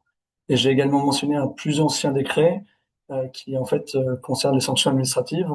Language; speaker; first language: French; native; French